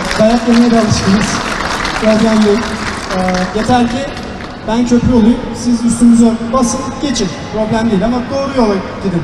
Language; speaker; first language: Turkish; early bilingual, heritage; Turkish